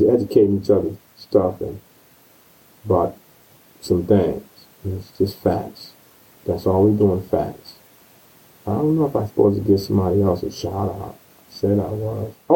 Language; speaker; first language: English; native; English